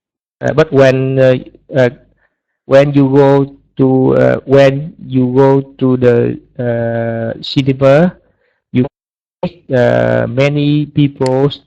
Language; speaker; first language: English; non-native, learner; Vietnamese